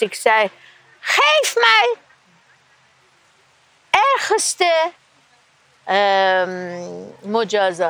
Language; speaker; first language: Dutch; non-native, learner; Persian